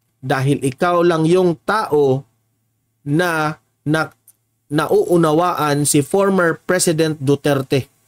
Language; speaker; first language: Filipino; native; Filipino